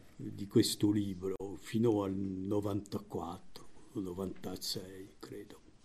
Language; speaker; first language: Italian; non-native, fluent; French